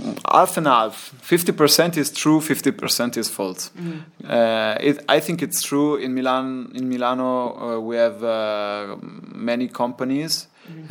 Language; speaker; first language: English; non-native, learner; Italian